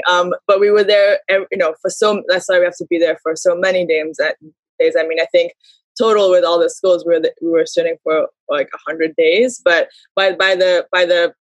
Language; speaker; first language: English; early bilingual, heritage; Japanese